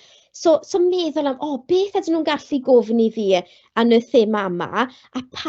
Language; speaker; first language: Welsh; non-native, local second language; English